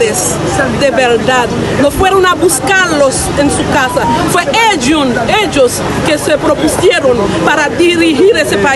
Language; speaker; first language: Spanish; non-native, fluent; Haitian Creole